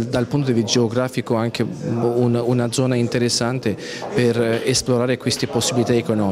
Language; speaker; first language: Italian; non-native, fluent; Azerbaijani